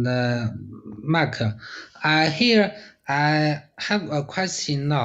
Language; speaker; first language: English; non-native, learner; Chinese